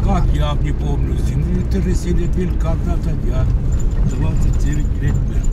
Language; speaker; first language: Russian; non-native, local second language; Armenian